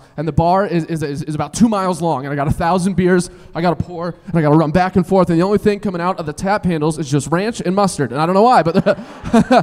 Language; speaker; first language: English; native; English